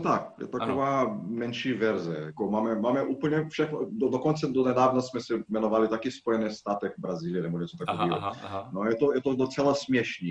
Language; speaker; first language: Czech; non-native, fluent; Portuguese